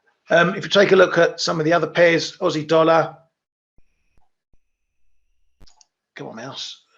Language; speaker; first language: English; native; English